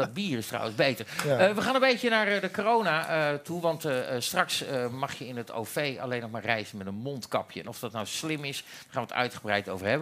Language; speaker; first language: Dutch; native; Dutch